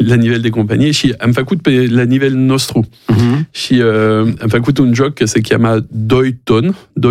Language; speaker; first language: Romanian; non-native, learner; French